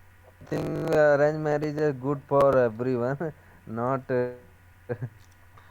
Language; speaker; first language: English; non-native, learner; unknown